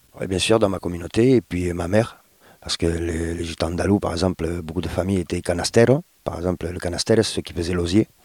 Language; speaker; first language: French; early bilingual, other home language; Spanish